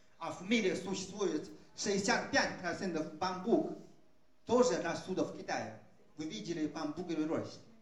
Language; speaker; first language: Russian; non-native, fluent; Chinese